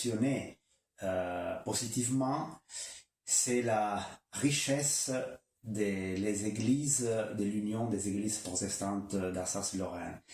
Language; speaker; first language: French; non-native, local second language; Kinyarwanda